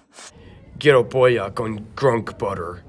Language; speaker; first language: Spanish; non-native, learner; English